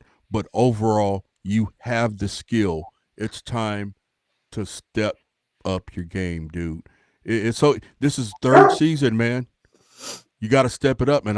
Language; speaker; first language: English; native; English